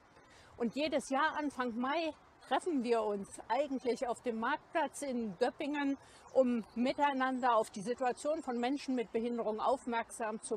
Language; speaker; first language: German; native; German